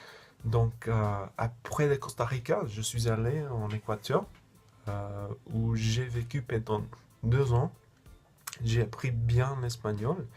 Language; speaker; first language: French; non-native, fluent; English